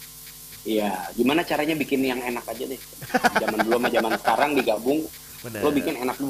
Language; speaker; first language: Indonesian; native; Indonesian